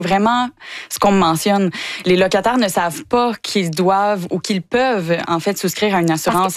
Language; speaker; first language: French; native; French